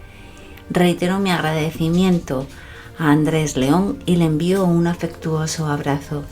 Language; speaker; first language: Spanish; native; Spanish